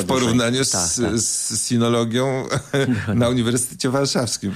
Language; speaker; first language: Polish; native; Polish